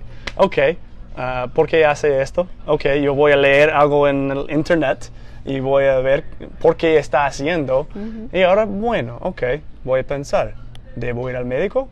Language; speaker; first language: Spanish; non-native, fluent; English